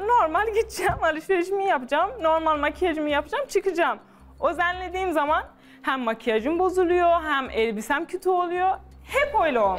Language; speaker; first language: Turkish; non-native, fluent; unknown